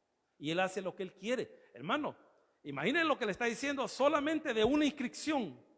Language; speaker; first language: Spanish; native; Spanish